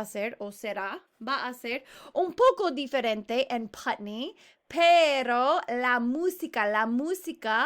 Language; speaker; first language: Spanish; non-native, fluent; English